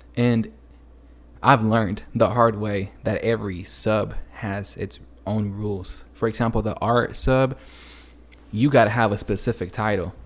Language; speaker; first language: English; early bilingual, other home language; Spanish